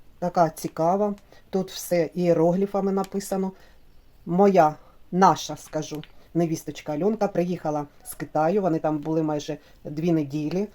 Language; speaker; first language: Ukrainian; non-native, local second language; Russian